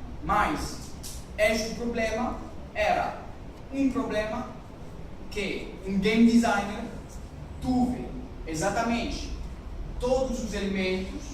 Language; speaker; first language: Portuguese; non-native, learner; French